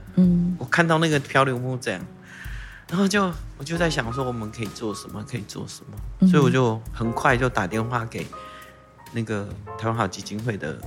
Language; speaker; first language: Chinese; non-native, local second language; Min Nan Chinese